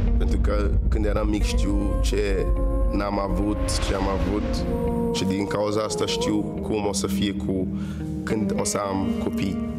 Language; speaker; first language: Romanian; non-native, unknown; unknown